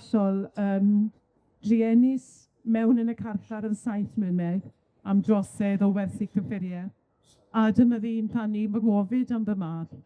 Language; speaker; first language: Welsh; native; Welsh